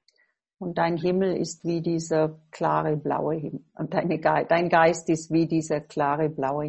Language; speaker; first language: German; non-native, fluent; English